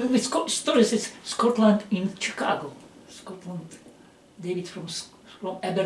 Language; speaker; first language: English; non-native, learner; Russian